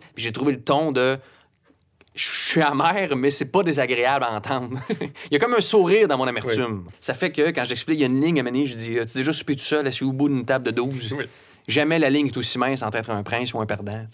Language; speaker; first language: French; native; French